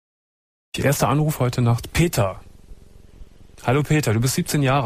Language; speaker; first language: German; native; German